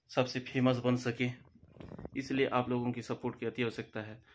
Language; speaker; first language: Hindi; native; Hindi